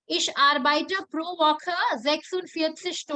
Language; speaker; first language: German; non-native, fluent; Hindi